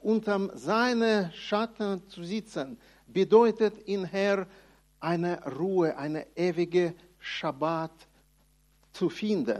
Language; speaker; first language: German; non-native, fluent; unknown